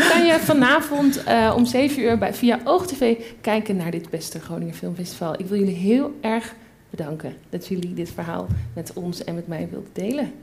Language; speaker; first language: Dutch; native; Dutch